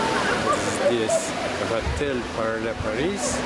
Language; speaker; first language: Russian; non-native, fluent; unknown